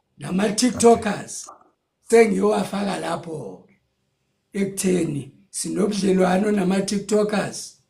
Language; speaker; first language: Zulu; native; Zulu